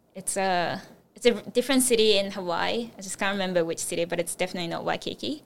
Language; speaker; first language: English; non-native, fluent; Japanese